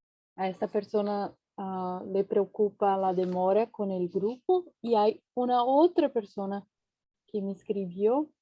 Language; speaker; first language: Spanish; non-native, fluent; Portuguese